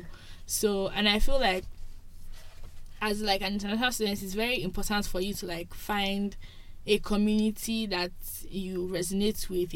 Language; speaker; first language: English; non-native, local second language; Yoruba